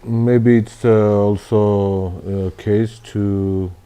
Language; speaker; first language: English; non-native, learner; Armenian